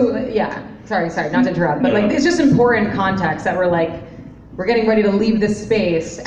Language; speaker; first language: English; native; English